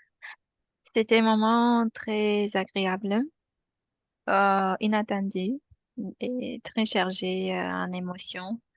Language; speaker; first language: French; non-native, fluent; Romanian